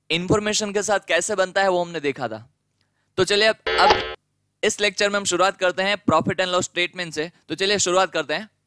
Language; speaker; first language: Hindi; non-native, local second language; Gujarati